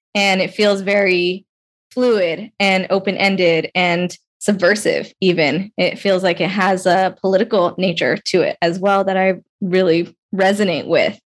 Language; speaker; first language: English; native; English